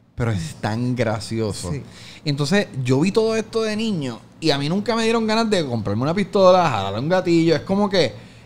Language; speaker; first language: Spanish; native; Spanish